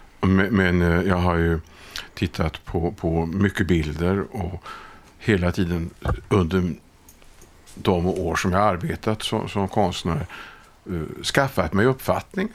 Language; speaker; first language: Swedish; native; Swedish